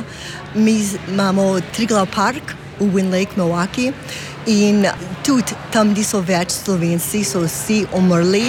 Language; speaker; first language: Slovenian; early bilingual, heritage; English